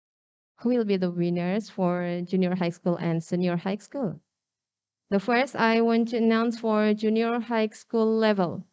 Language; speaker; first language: English; non-native, learner; Indonesian